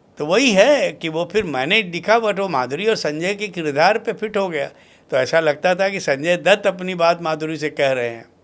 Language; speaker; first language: Hindi; non-native, local second language; Bhojpuri